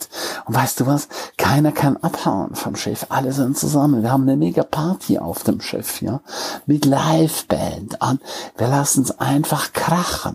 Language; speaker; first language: German; native; German